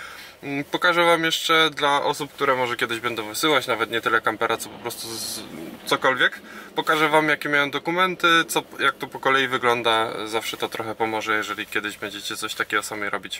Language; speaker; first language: Polish; native; Polish